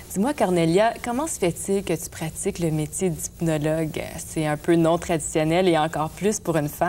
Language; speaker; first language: French; native; French